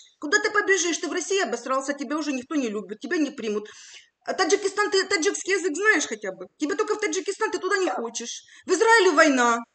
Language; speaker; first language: Russian; native; Russian